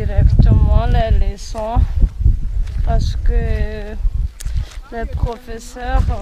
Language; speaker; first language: French; non-native, local second language; Malagasy